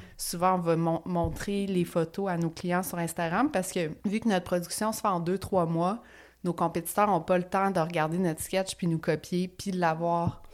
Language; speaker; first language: French; native; French